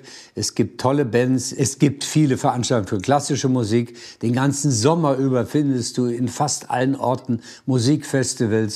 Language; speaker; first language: German; native; German